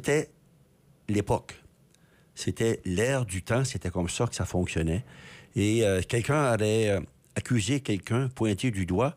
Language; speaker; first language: French; native; French